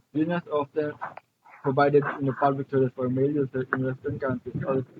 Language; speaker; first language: English; non-native, local second language; Filipino